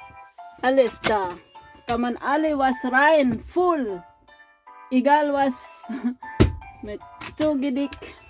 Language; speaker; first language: German; non-native, learner; Filipino